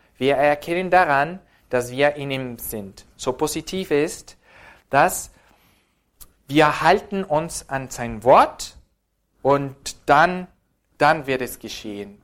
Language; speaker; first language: German; non-native, fluent; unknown